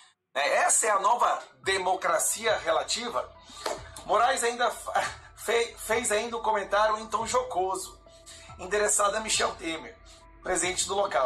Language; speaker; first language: Portuguese; native; Portuguese